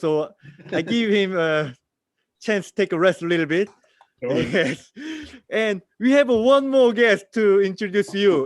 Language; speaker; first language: English; non-native, learner; Korean